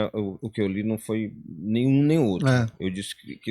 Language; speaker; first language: Portuguese; native; Portuguese